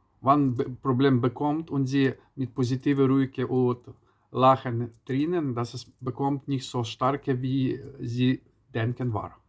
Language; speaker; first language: German; non-native, learner; Ukrainian